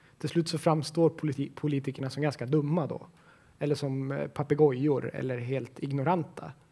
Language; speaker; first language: Swedish; native; Swedish